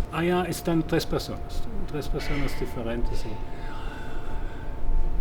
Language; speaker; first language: Spanish; non-native, fluent; German